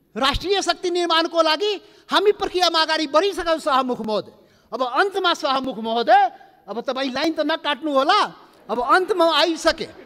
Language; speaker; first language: Nepali; non-native, local second language; Maithili